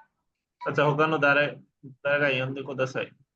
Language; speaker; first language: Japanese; non-native, fluent; Bangla